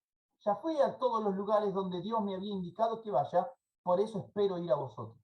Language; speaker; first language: Spanish; native; Spanish